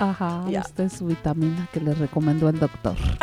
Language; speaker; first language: Spanish; native; Spanish